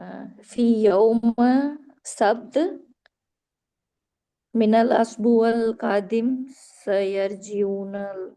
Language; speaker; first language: Arabic; non-native, learner; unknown